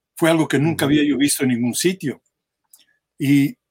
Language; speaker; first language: Spanish; native; Spanish